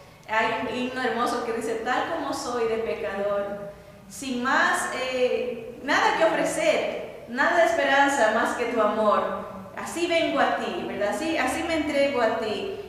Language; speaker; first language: Spanish; native; Spanish